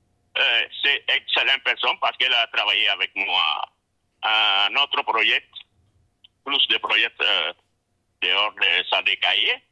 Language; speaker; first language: French; non-native, learner; Spanish